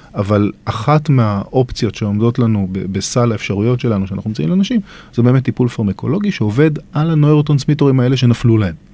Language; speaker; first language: Hebrew; native; Hebrew